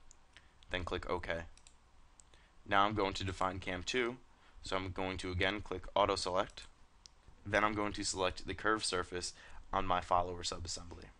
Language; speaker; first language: English; native; English